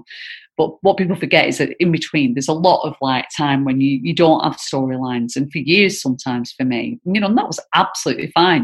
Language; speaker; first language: English; native; English